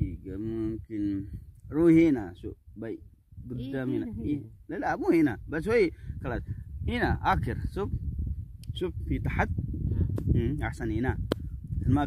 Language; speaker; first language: Arabic; non-native, learner; Indonesian